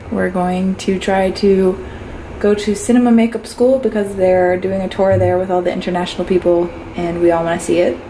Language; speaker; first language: English; native; English